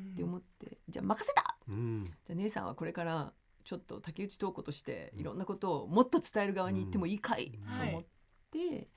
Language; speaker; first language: Japanese; native; Japanese